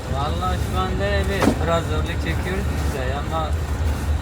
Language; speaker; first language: Turkish; non-native, fluent; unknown